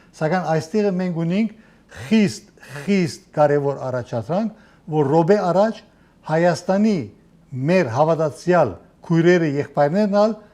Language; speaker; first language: Armenian; early bilingual, heritage; Armenian